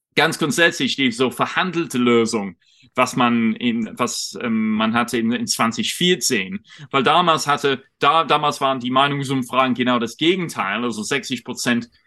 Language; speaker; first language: German; non-native, fluent; English